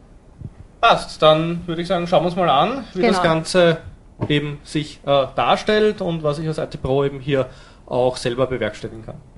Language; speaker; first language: German; native; German